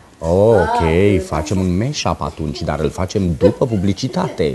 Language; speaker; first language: Romanian; native; Romanian